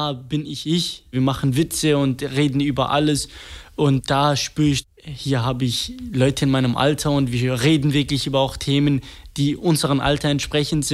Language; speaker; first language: German; non-native, fluent; Kurdish